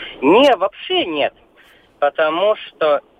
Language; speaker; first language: Russian; non-native, local second language; Latvian